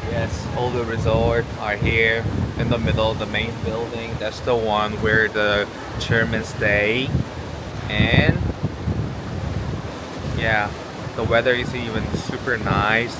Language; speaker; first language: English; non-native, learner; Korean